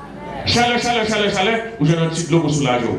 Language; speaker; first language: French; non-native, local second language; Haitian Creole